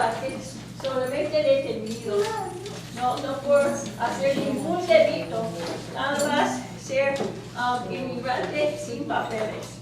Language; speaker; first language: Spanish; non-native, learner; English